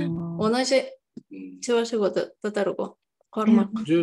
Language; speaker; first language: Japanese; non-native, fluent; Tatar